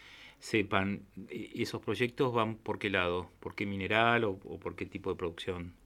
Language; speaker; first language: Spanish; native; Spanish